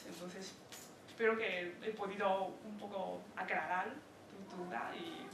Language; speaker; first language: Spanish; non-native, fluent; Chinese